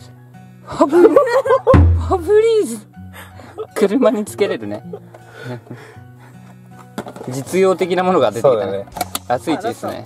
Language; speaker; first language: Japanese; native; Japanese